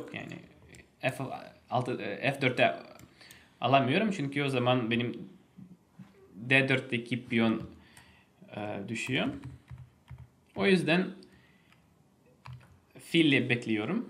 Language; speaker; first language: Turkish; non-native, fluent; Russian